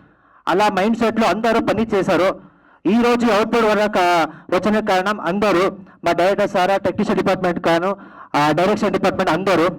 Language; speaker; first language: Telugu; non-native, learner; Kannada